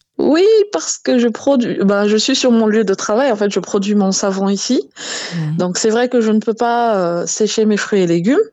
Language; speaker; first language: French; non-native, local second language; Malagasy